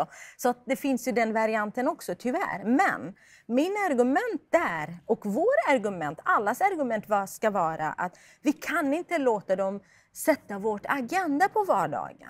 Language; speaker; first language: Swedish; non-native, fluent; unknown